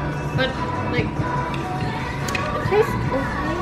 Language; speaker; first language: English; non-native, fluent; Indonesian